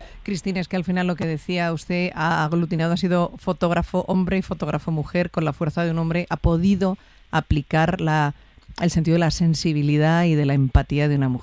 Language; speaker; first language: Spanish; native; Spanish